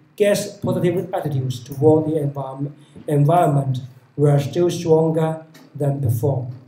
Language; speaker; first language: English; non-native, local second language; Cantonese